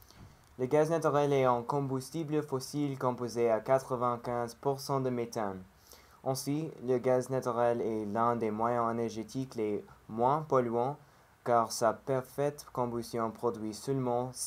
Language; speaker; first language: French; non-native, learner; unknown